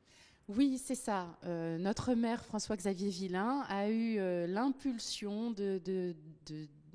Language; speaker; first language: French; native; French